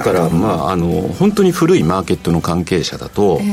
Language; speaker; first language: Japanese; native; Japanese